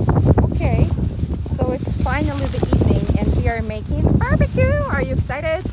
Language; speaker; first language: English; early bilingual, heritage; Russian